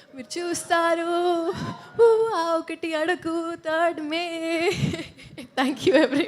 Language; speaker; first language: Telugu; non-native, local second language; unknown